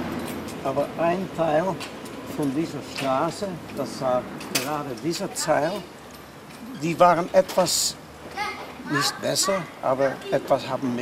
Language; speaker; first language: German; non-native, fluent; Dutch